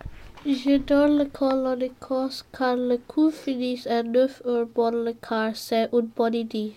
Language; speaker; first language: French; non-native, learner; English